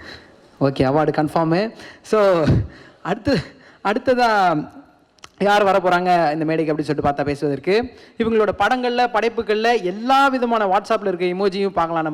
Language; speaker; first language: Tamil; native; Tamil